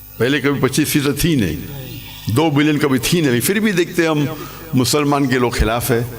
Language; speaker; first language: Urdu; non-native, local second language; English